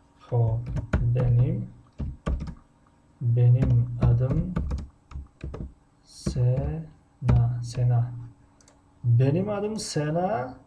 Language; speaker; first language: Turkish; non-native, fluent; Tajik